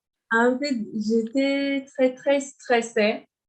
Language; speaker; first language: French; non-native, fluent; Turkish